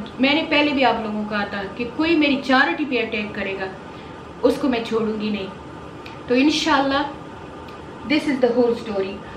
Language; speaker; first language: Urdu; non-native, local second language; Pashto